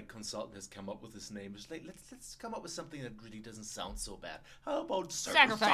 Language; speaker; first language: English; non-native, fluent; German